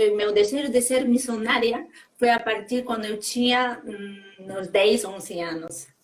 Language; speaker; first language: Portuguese; non-native, fluent; Spanish